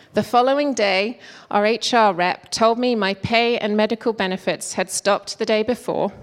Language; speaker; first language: English; native; English